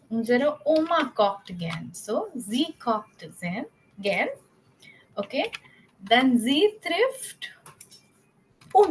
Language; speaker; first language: German; non-native, fluent; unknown